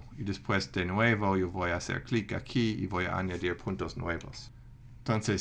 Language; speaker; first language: Spanish; non-native, fluent; English